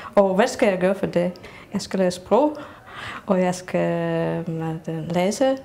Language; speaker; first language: Danish; non-native, learner; Russian